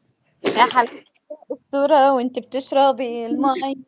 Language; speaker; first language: Arabic; native; Arabic